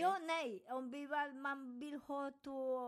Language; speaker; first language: Swedish; non-native, fluent; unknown